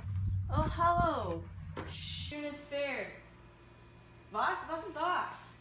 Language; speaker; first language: German; non-native, learner; English